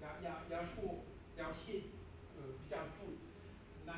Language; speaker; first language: Chinese; non-native, learner; French